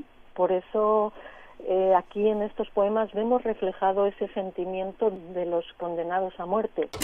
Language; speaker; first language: Spanish; native; Spanish